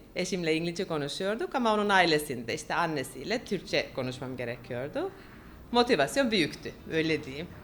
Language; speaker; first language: Turkish; non-native, fluent; Finnish